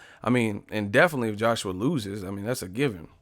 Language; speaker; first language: English; native; English